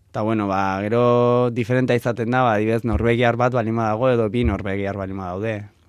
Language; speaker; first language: Basque; native; Basque